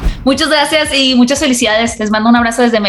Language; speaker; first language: Spanish; native; Spanish